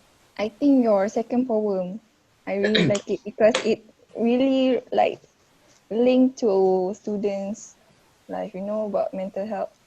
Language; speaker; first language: English; non-native, fluent; Malay